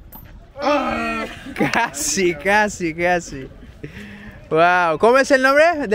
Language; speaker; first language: Spanish; non-native, learner; Portuguese